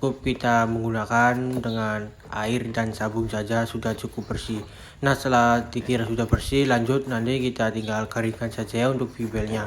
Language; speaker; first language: Indonesian; native; Indonesian